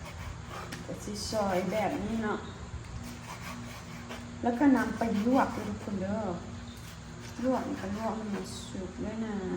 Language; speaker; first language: Thai; non-native, local second language; Lao